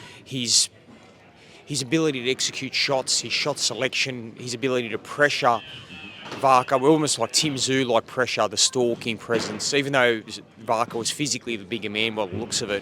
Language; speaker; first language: English; native; English